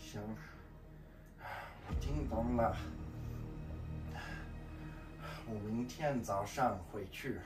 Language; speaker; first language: Chinese; non-native, learner; English